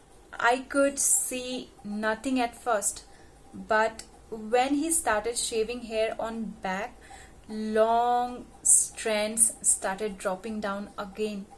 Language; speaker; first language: English; non-native, local second language; Hindi